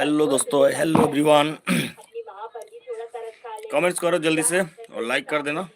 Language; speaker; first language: Hindi; non-native, local second language; Bangla